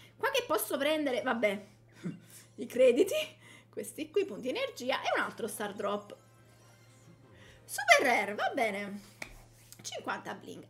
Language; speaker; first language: Italian; native; Italian